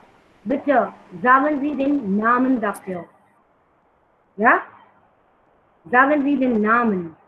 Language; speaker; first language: German; non-native, learner; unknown